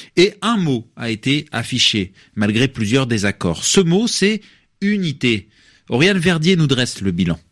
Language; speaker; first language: French; native; French